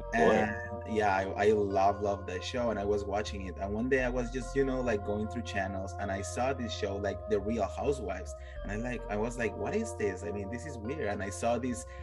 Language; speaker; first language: English; non-native, fluent; Spanish